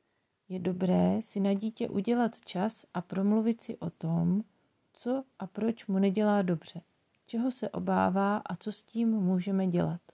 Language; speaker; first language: Czech; native; Czech